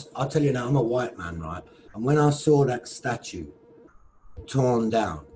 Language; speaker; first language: English; native; English